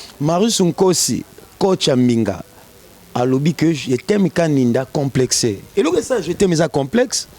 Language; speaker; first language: Lingala; native; Lingala